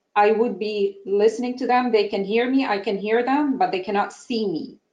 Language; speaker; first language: English; non-native, fluent; Arabic